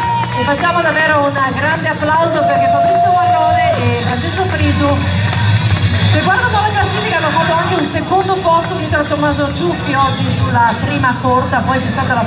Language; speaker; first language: Italian; native; Italian